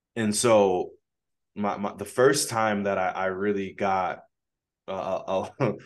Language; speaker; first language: English; native; English